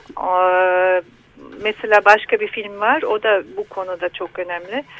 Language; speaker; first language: Turkish; non-native, learner; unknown